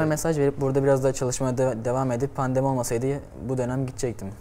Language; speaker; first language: Turkish; native; Turkish